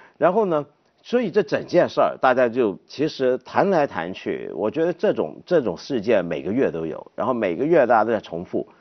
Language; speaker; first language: Chinese; native; Chinese